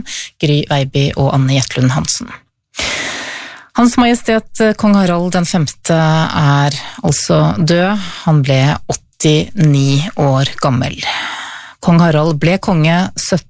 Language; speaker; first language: Norwegian; native; Norwegian